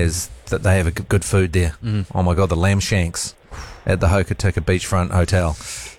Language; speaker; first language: English; native; English